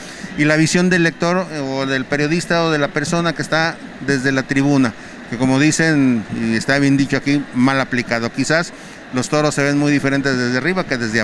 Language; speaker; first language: Spanish; native; Spanish